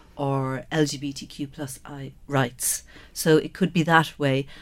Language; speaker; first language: English; native; English